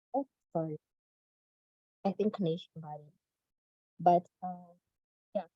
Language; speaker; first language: English; non-native, local second language; Swahili